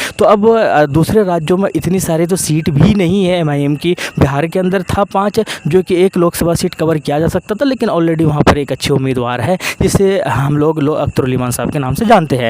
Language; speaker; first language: Hindi; native; Hindi